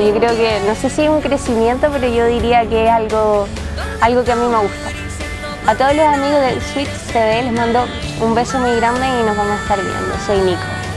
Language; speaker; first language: Spanish; native; Spanish